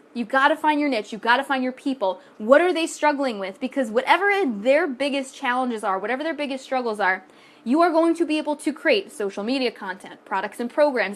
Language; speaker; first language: English; native; English